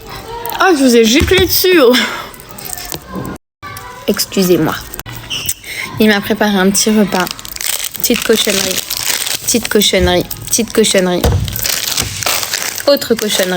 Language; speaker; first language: French; native; French